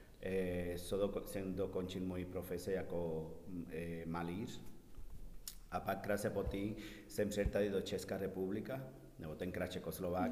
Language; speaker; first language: Czech; non-native, learner; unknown